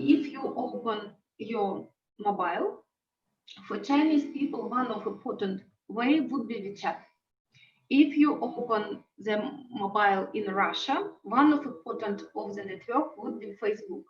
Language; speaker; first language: English; non-native, learner; Russian